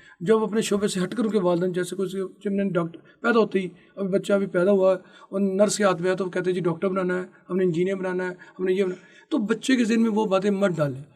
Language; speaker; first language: Urdu; non-native, local second language; Punjabi